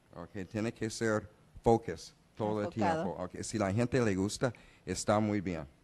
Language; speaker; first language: Spanish; non-native, learner; English